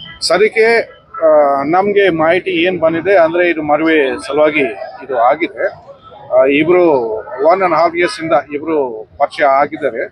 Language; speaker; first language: Kannada; non-native, local second language; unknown